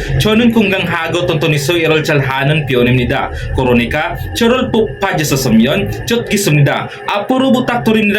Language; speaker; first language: Korean; non-native, learner; Filipino